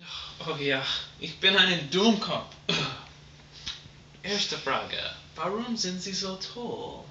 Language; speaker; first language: German; non-native, learner; English